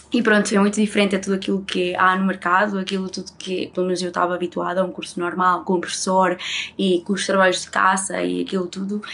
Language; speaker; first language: Portuguese; non-native, fluent; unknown